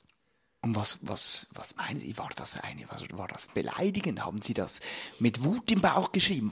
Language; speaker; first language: German; native; German